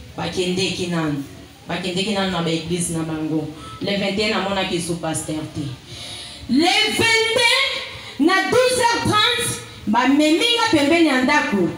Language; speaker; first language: Lingala; native; Lingala